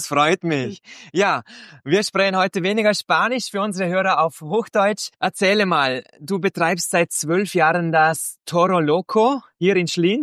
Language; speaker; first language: German; native; German